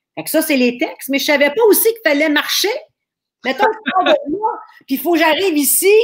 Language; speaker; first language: French; native; French